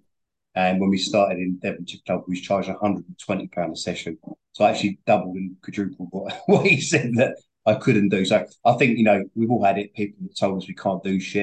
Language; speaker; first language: English; native; English